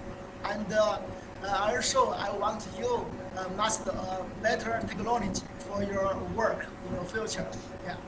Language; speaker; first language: English; non-native, learner; Chinese